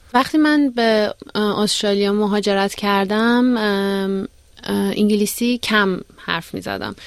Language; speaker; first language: Persian; native; Persian